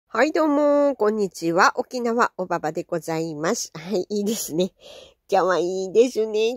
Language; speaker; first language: Japanese; native; Japanese